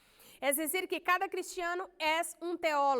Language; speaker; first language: Spanish; non-native, learner; Portuguese